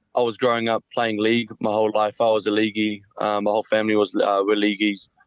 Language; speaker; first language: English; early bilingual, other home language; Samoan